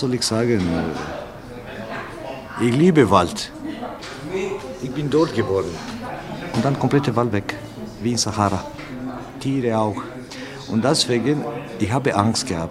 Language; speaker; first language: German; non-native, learner; Romanian